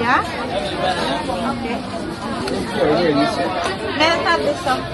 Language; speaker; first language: Portuguese; non-native, learner; Filipino